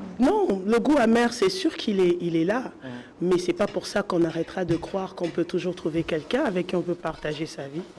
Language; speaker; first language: French; non-native, local second language; Lingala